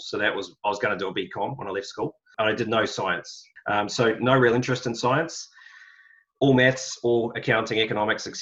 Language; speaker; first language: English; native; English